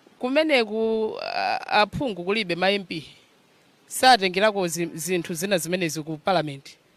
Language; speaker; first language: Nyanja; native; Nyanja